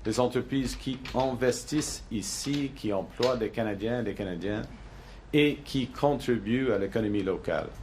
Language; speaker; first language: French; non-native, local second language; English